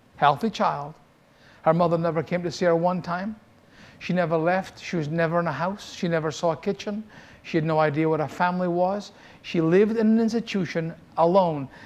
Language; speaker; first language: English; native; English